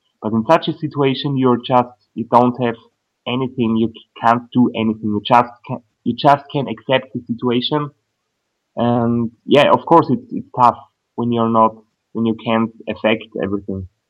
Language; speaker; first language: English; non-native, fluent; German